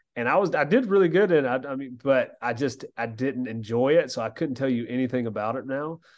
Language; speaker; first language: English; native; English